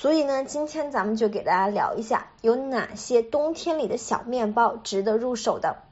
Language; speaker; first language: Chinese; native; Chinese